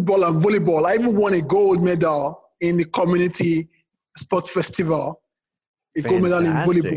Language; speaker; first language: English; non-native, local second language; Yoruba